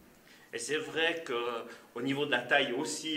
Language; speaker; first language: French; native; French